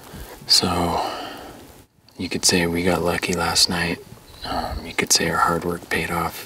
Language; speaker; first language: English; native; English